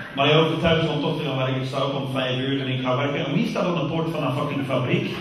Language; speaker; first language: Dutch; non-native, fluent; English